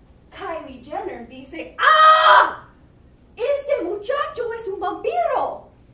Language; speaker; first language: Spanish; non-native, fluent; English